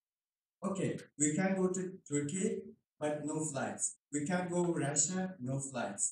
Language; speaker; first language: English; non-native, learner; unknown